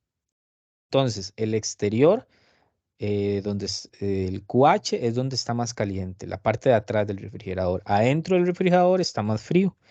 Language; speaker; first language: Spanish; native; Spanish